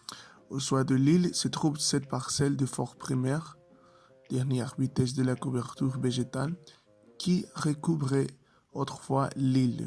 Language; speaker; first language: French; non-native, learner; Spanish